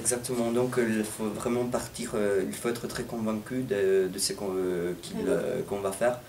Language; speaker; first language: French; non-native, fluent; Italian